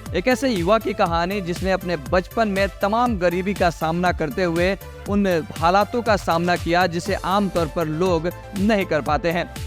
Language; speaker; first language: Hindi; native; Hindi